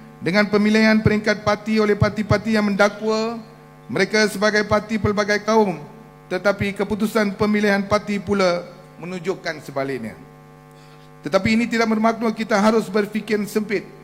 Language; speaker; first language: Malay; non-native, local second language; Tamil